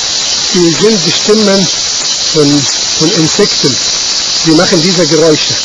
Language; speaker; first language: German; non-native, fluent; Arabic